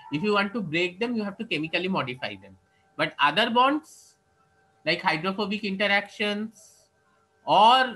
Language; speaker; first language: English; non-native, local second language; Bangla